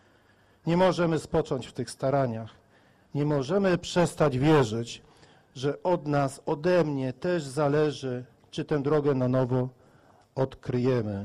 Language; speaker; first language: Polish; native; Polish